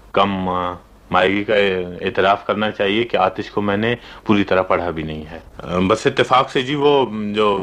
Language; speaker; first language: Urdu; non-native, local second language; Pashto